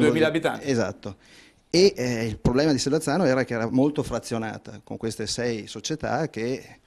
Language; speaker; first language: Italian; native; Italian